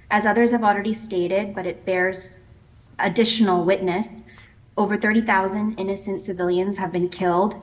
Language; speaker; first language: English; native; English